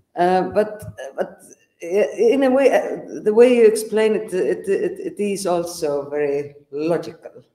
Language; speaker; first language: English; non-native, fluent; Estonian